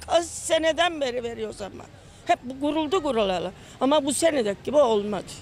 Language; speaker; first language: Turkish; native; Turkish